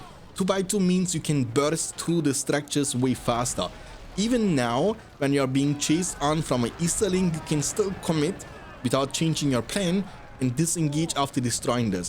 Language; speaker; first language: English; non-native, fluent; German